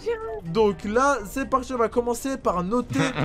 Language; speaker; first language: French; native; French